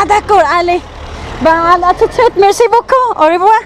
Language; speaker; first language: French; non-native, learner; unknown